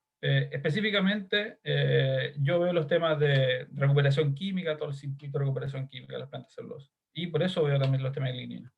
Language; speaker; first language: Spanish; native; Spanish